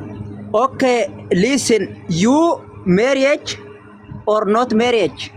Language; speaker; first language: English; non-native, learner; Oromo